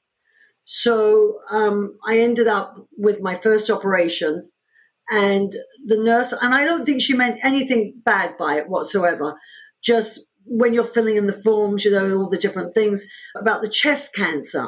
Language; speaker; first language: English; native; English